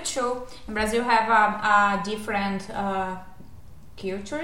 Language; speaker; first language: English; non-native, learner; Portuguese